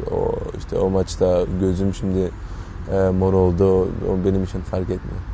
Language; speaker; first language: Turkish; early bilingual, heritage; Turkish